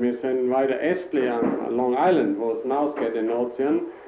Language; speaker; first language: German; early bilingual, heritage; German